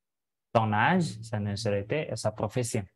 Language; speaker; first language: French; non-native, fluent; Indonesian